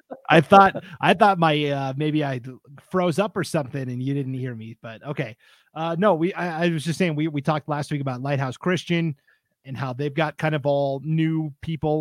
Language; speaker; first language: English; native; English